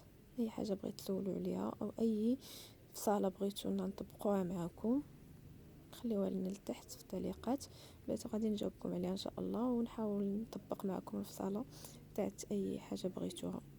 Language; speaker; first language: Arabic; native; Arabic